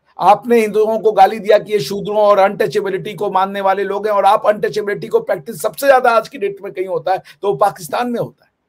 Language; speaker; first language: Hindi; native; Hindi